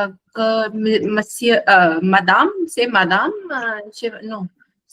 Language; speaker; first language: French; non-native, learner; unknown